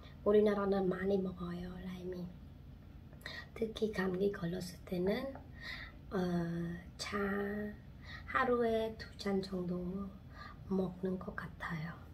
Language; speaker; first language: Korean; non-native, fluent; Khmer